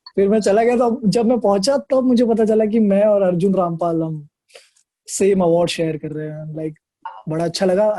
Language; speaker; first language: Hindi; non-native, local second language; Marathi